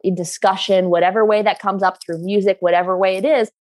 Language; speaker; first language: English; native; English